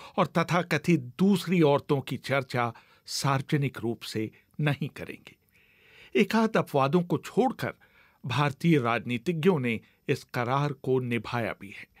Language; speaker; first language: Hindi; native; Hindi